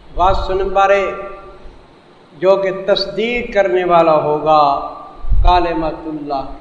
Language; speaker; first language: Urdu; non-native, local second language; Saraiki